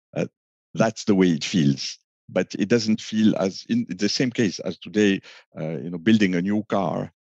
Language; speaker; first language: English; non-native, fluent; French